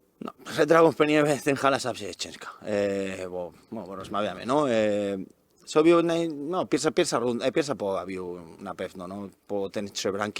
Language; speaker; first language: Polish; non-native, learner; Spanish